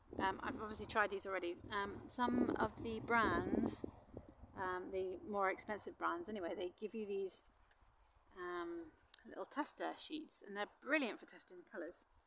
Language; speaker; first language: English; native; English